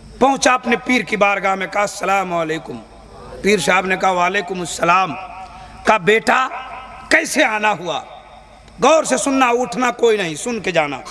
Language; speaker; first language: Hindi; native; Hindi